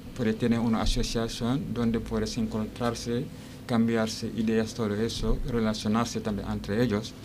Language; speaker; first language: Spanish; non-native, learner; Wolof